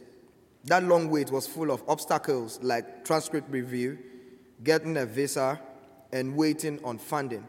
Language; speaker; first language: English; non-native, local second language; Akan